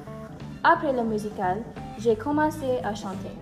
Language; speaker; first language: French; non-native, learner; English